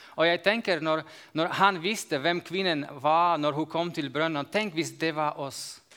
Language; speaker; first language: Norwegian; non-native, fluent; Slovak